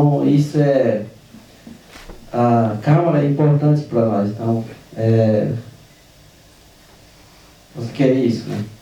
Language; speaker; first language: Portuguese; non-native, local second language; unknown